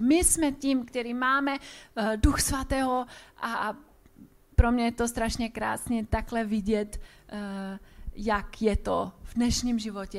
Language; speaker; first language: Czech; non-native, fluent; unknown